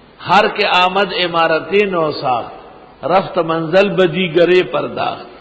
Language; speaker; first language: Urdu; non-native, local second language; Pashto